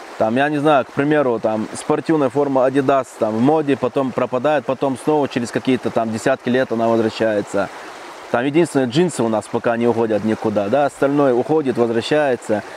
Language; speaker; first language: Russian; non-native, local second language; Chechen